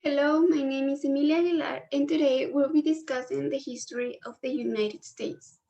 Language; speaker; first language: English; non-native, learner; Spanish